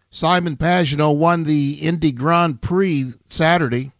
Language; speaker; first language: English; native; English